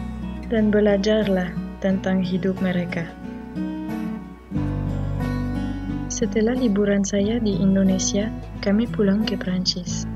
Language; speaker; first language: Indonesian; non-native, fluent; French